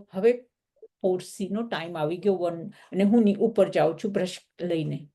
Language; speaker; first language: Gujarati; early bilingual, heritage; Gujarati